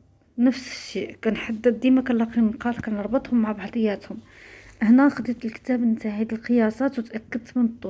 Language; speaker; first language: Arabic; native; Arabic